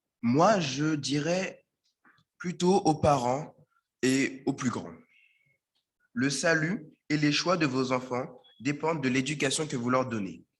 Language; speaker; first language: French; native; French